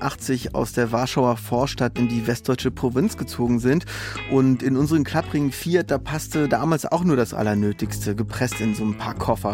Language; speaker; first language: German; native; German